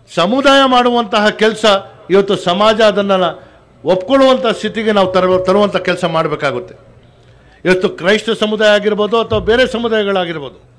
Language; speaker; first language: Kannada; non-native, local second language; Urdu